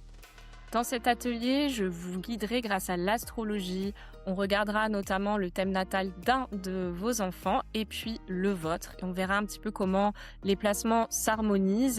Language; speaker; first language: French; native; French